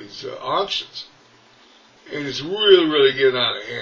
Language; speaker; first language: English; native; English